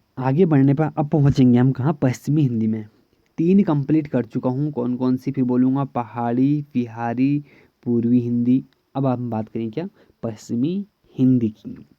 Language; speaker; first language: Hindi; native; Hindi